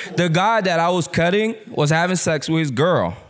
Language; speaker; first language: English; early bilingual, other home language; Spanish